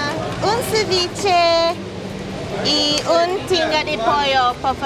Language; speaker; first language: Spanish; non-native, learner; English